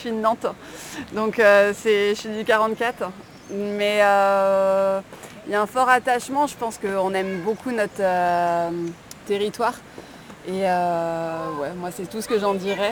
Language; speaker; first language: French; native; French